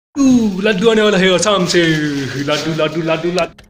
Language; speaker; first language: Hindi; non-native, local second language; Assamese